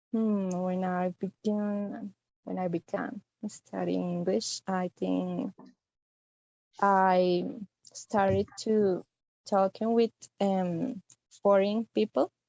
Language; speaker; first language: English; non-native, fluent; Spanish